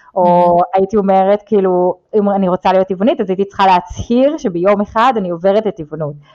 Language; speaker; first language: Hebrew; native; Hebrew